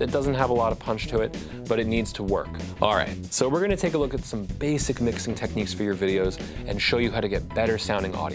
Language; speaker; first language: English; native; English